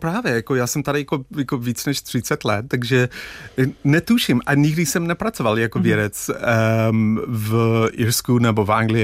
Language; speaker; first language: Czech; non-native, fluent; English